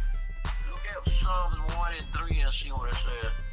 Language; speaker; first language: English; native; English